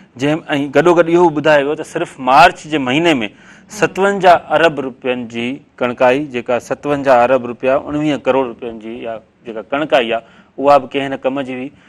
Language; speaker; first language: Sindhi; native; Sindhi